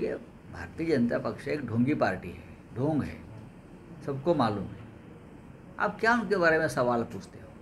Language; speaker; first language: Hindi; non-native, local second language; Marathi